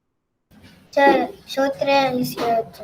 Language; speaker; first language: English; non-native, local second language; Tamil